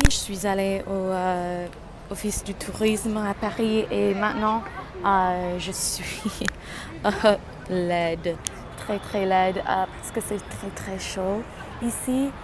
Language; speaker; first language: French; non-native, learner; English